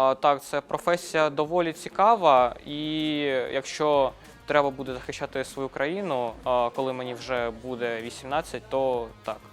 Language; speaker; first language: Ukrainian; native; Ukrainian